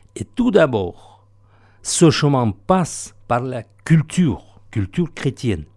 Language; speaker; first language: French; non-native, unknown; Russian